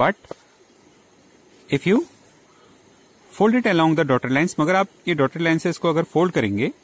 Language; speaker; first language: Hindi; native; Hindi